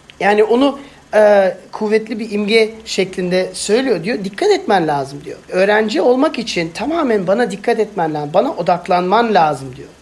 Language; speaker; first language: Turkish; non-native, fluent; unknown